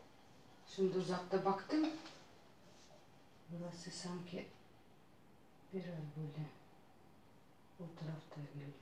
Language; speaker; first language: Turkish; non-native, learner; Russian